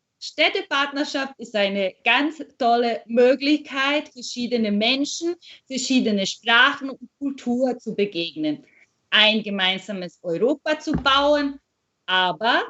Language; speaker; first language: German; non-native, fluent; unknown